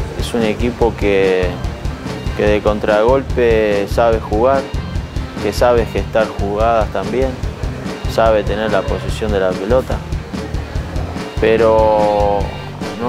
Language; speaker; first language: Spanish; native; Spanish